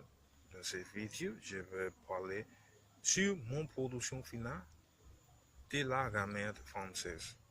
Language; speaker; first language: French; non-native, learner; Spanish